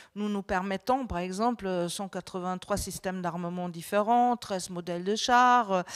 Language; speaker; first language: French; non-native, fluent; German